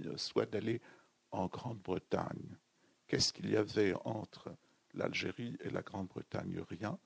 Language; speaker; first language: French; native; French